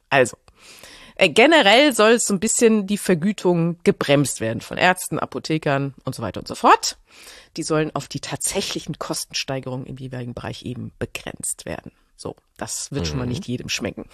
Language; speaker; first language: German; native; German